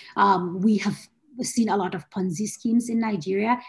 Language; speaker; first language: English; non-native, local second language; Hausa